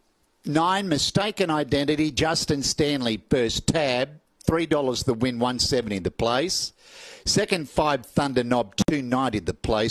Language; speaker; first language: English; native; English